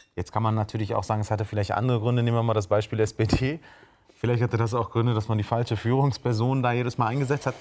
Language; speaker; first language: German; native; German